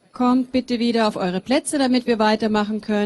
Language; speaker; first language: German; native; German